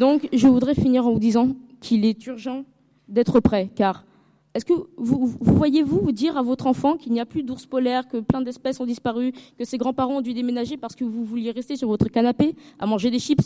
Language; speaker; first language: French; early bilingual, heritage; French